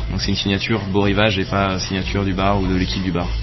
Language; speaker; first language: French; native; French